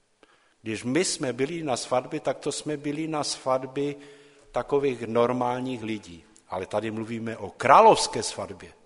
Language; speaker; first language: Czech; non-native, local second language; Polish